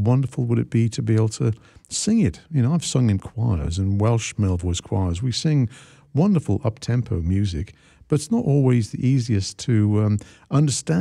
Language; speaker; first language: English; native; English